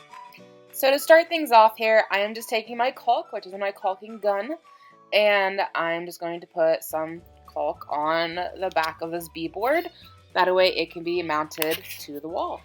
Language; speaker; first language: English; native; English